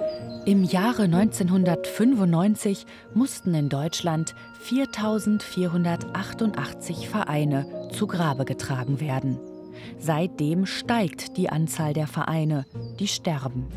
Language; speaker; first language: German; native; German